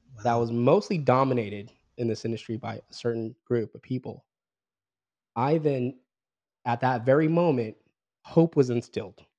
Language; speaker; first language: English; early bilingual, other home language; Filipino